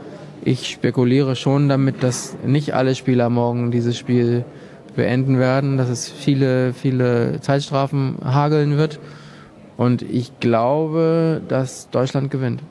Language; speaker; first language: German; native; German